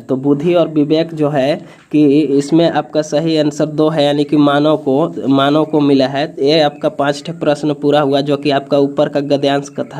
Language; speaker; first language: Hindi; native; Hindi